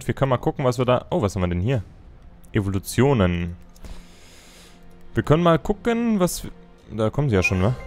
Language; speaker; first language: German; native; German